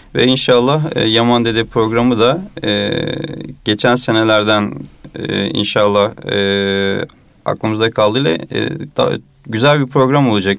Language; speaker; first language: Turkish; native; Turkish